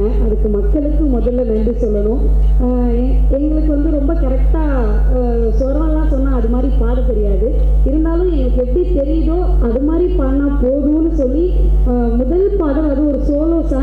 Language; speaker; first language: Tamil; native; Tamil